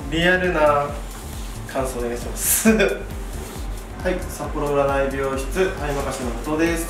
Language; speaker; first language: Japanese; native; Japanese